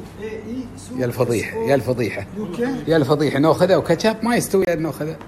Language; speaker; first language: Arabic; native; Arabic